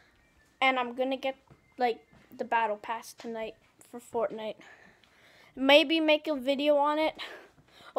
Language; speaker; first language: English; native; English